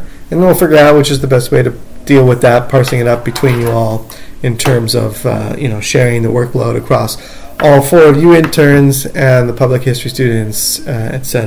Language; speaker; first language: English; native; English